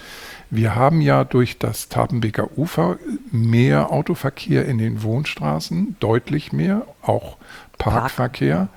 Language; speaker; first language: German; native; German